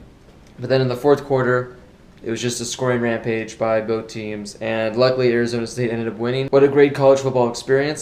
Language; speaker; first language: English; native; English